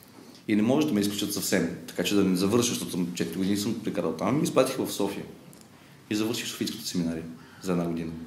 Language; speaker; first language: Bulgarian; native; Bulgarian